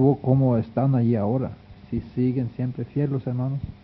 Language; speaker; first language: Spanish; non-native, fluent; Norwegian